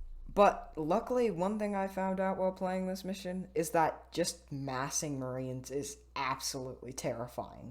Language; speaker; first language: English; native; English